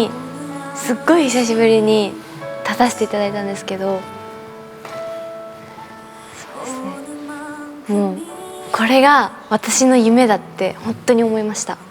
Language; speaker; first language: Japanese; native; Japanese